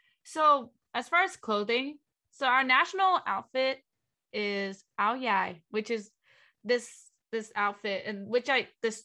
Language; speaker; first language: English; non-native, fluent; Vietnamese